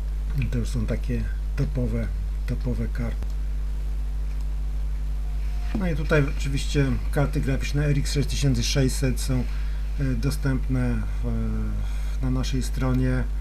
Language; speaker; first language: Polish; native; Polish